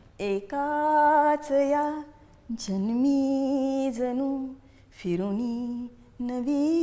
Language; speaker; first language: Marathi; native; Marathi